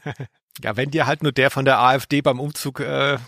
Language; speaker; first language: German; native; German